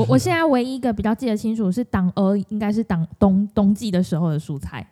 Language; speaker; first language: Chinese; native; Chinese